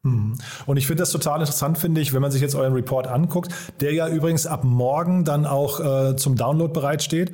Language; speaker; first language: German; native; German